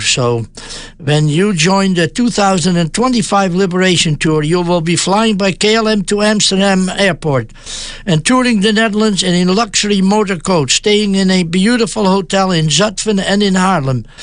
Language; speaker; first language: English; non-native, fluent; Dutch